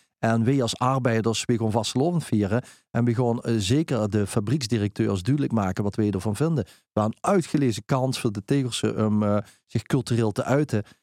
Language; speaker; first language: Dutch; native; Dutch